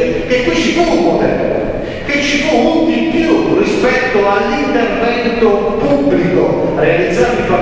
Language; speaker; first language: Italian; native; Italian